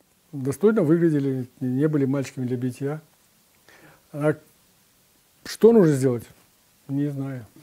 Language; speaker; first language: Russian; native; Russian